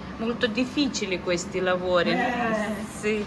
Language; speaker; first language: Italian; non-native, learner; Ukrainian